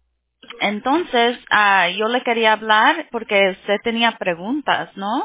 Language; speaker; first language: Spanish; early bilingual, heritage; Spanish